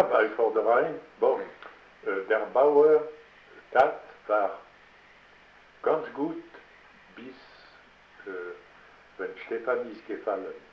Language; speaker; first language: German; non-native, learner; French